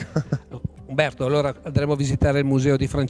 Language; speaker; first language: Italian; native; Italian